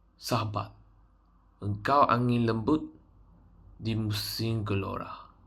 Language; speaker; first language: Malay; non-native, local second language; Chinese